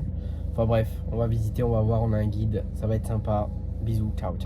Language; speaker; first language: French; native; French